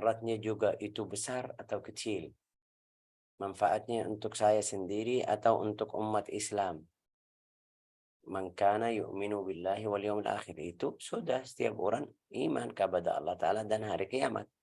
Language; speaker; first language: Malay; non-native, learner; Arabic